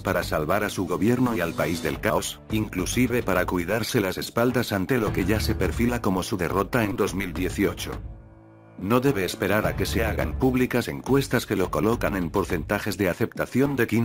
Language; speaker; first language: Spanish; native; Spanish